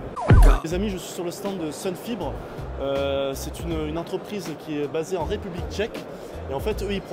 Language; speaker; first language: French; native; French